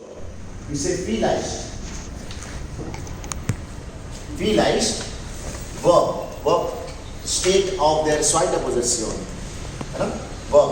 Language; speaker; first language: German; non-native, fluent; Hindi